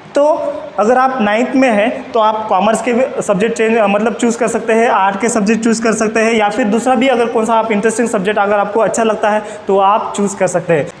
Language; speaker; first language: Hindi; non-native, local second language; Marathi